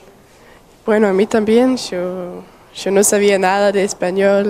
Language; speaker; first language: Spanish; non-native, learner; Danish